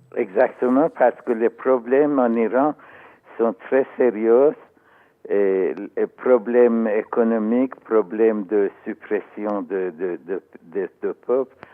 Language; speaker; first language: French; non-native, learner; Persian